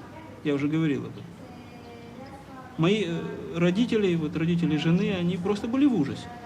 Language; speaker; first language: Russian; native; Russian